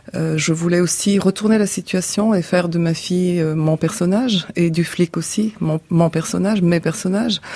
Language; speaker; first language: French; non-native, fluent; Bulgarian